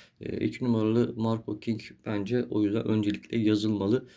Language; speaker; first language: Turkish; native; Turkish